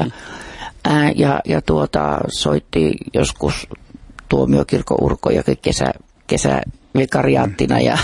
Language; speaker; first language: Finnish; non-native, fluent; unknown